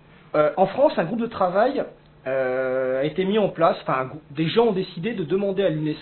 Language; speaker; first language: French; native; French